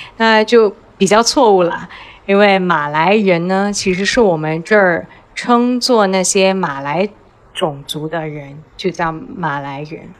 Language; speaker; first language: Chinese; native; Chinese